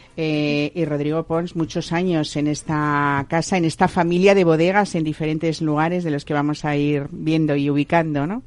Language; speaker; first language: Spanish; native; Spanish